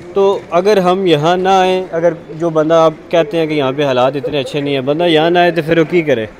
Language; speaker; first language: Urdu; non-native, local second language; Punjabi